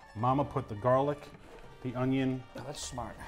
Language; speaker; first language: English; native; English